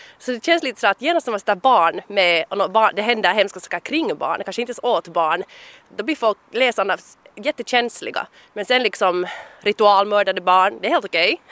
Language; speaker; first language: Swedish; native; Swedish